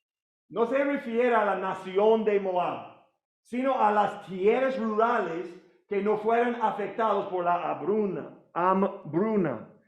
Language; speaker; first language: Spanish; non-native, learner; English